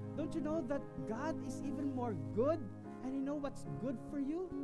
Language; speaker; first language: English; non-native, local second language; Filipino